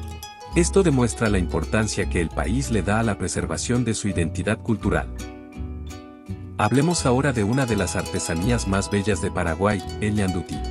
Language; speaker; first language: Spanish; native; Spanish